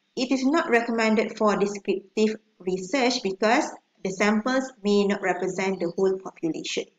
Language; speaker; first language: English; non-native, local second language; Malay